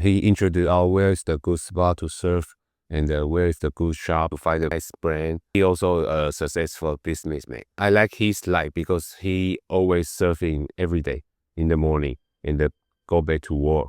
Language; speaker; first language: English; non-native, learner; Chinese